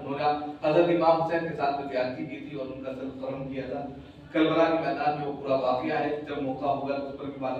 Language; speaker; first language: Urdu; native; Urdu